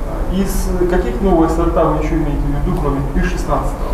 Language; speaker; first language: Russian; native; Russian